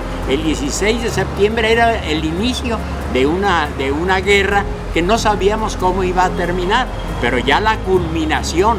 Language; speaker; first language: Spanish; native; Spanish